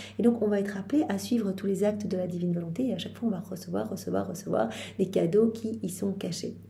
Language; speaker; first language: French; native; French